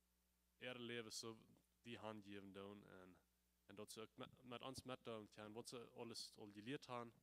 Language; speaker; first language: German; non-native, learner; Plautdietsch